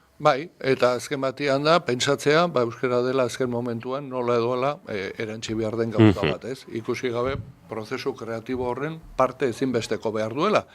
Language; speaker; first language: Basque; native; Basque